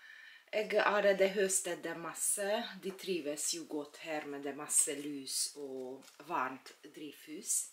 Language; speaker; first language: Swedish; non-native, learner; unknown